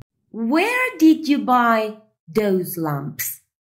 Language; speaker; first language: English; non-native, fluent; Spanish